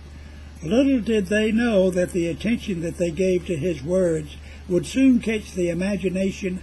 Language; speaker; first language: English; native; English